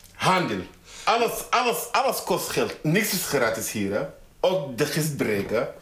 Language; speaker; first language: Dutch; non-native, fluent; Arabic